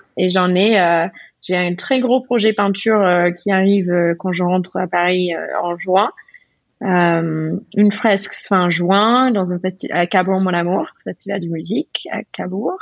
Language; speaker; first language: French; non-native, fluent; English